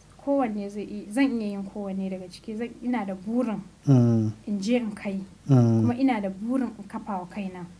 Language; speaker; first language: Hausa; native; Hausa